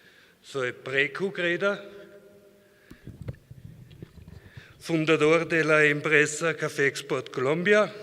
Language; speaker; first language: Spanish; non-native, learner; German